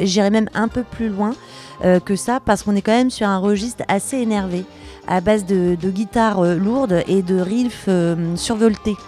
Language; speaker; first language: French; native; French